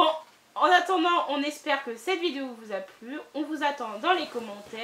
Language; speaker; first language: French; native; French